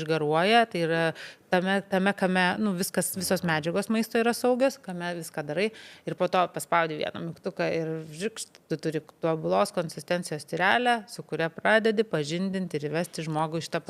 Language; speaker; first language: Lithuanian; native; Lithuanian